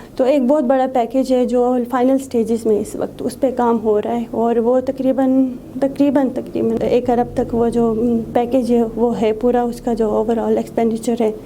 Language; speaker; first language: Urdu; non-native, local second language; Shina